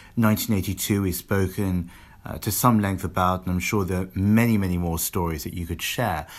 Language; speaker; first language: English; native; English